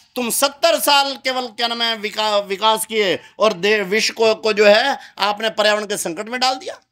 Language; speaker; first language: Hindi; native; Hindi